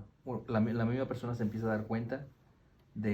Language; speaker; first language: Spanish; native; Spanish